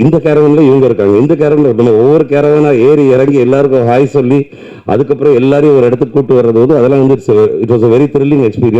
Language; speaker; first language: Tamil; native; Tamil